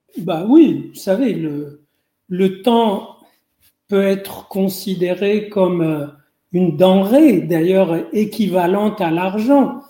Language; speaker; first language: French; non-native, local second language; Arabic